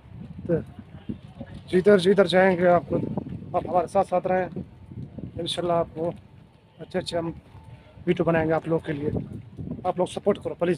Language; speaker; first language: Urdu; non-native, local second language; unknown